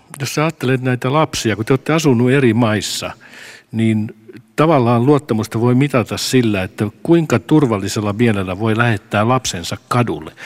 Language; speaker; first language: Finnish; native; Finnish